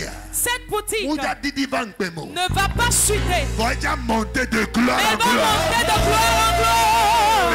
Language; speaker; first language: French; non-native, local second language; Ewe